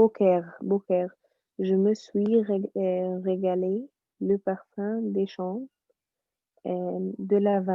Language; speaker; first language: French; non-native, learner; Arabic